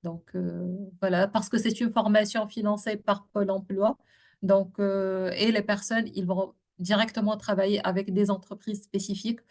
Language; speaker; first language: French; non-native, local second language; Arabic